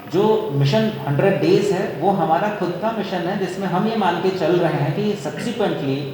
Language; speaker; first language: Hindi; non-native, local second language; Marathi